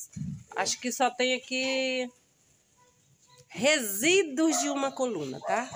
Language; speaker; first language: Portuguese; native; Portuguese